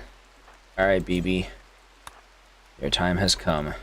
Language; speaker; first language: English; native; English